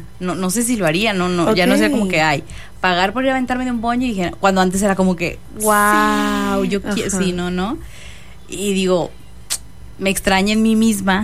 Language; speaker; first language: Spanish; native; Spanish